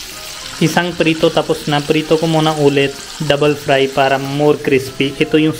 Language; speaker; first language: Filipino; non-native, learner; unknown